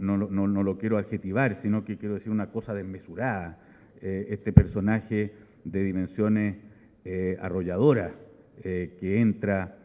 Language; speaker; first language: Spanish; native; Spanish